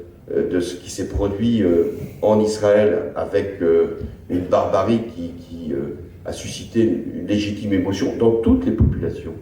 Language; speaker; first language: French; native; French